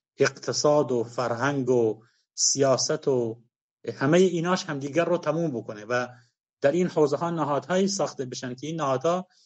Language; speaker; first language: Persian; non-native, local second language; Kurdish